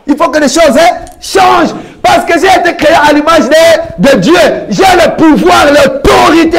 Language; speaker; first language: French; non-native, local second language; Lingala